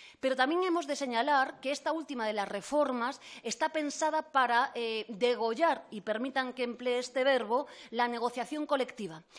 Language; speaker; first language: Spanish; native; Spanish